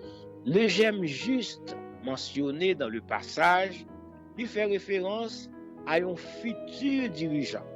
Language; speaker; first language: French; non-native, local second language; Haitian Creole